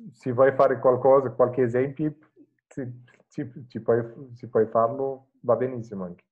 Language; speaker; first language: Italian; non-native, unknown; Portuguese